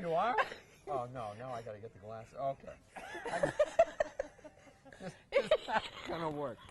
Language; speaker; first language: English; native; English